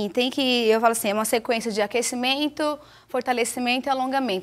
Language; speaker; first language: Portuguese; native; Portuguese